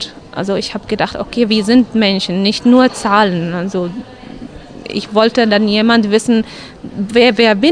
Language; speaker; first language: German; non-native, fluent; Arabic